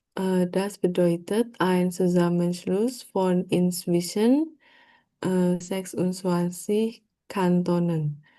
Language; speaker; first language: German; non-native, learner; Indonesian